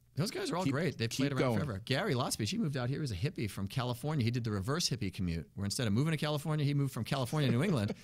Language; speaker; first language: English; native; English